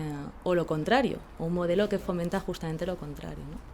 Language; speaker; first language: Spanish; native; Spanish